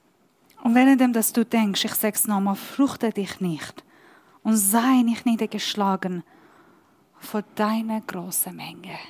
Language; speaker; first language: German; non-native, learner; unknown